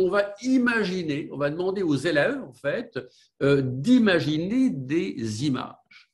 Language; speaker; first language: French; native; French